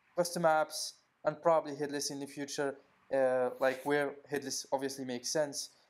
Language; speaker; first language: English; non-native, fluent; Arabic